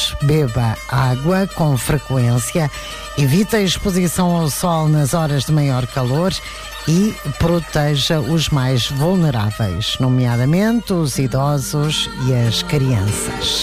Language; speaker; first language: Portuguese; native; Portuguese